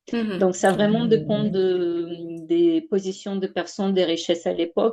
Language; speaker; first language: French; non-native, fluent; Ukrainian